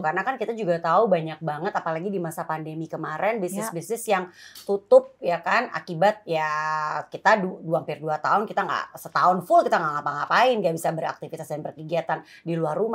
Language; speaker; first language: Indonesian; native; Indonesian